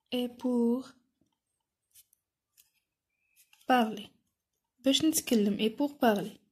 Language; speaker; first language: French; non-native, local second language; Arabic